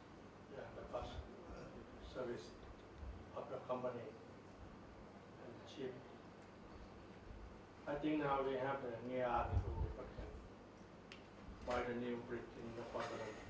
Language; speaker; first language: English; non-native, learner; Thai